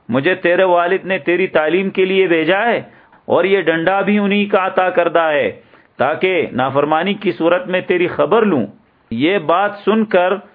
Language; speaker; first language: Urdu; native; Urdu